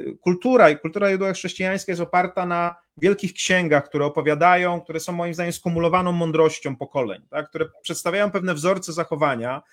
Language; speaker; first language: Polish; native; Polish